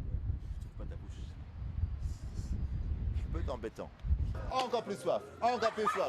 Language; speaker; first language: French; native; French